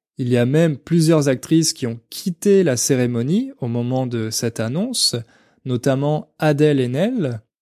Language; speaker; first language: French; native; French